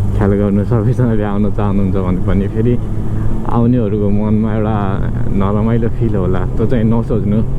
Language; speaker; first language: Nepali; native; Nepali